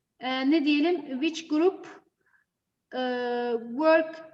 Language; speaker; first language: English; non-native, fluent; Turkish